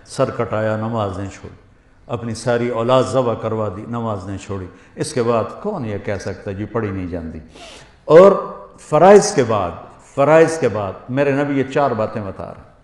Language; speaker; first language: Urdu; non-native, local second language; Punjabi